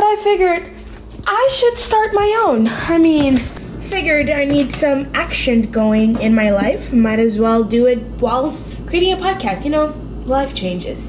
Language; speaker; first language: English; non-native, fluent; Kabuverdianu